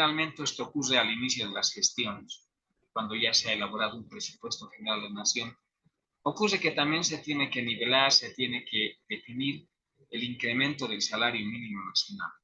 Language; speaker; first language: Spanish; native; Spanish